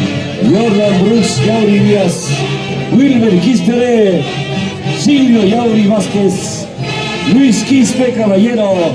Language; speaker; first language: Spanish; native; Spanish